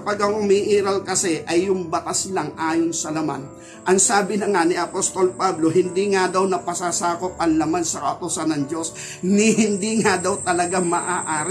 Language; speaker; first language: Filipino; native; Filipino